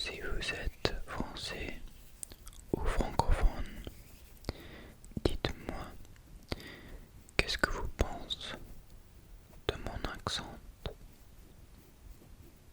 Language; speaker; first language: French; non-native, fluent; English